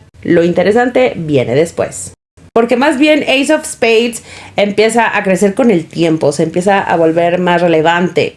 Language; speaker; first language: Spanish; native; Spanish